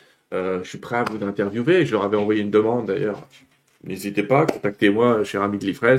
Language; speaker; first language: French; native; French